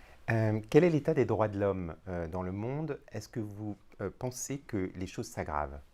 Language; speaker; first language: French; native; French